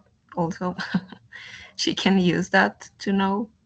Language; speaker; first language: English; non-native, learner; Spanish